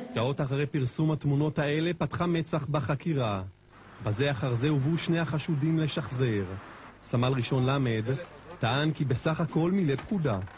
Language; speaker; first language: Hebrew; native; Hebrew